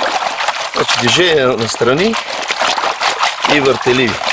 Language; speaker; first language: Bulgarian; native; Bulgarian